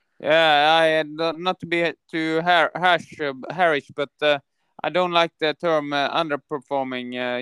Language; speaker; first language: English; non-native, fluent; Norwegian